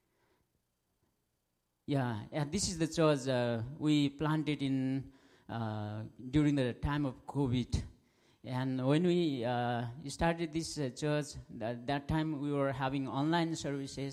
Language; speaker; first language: English; non-native, local second language; Nepali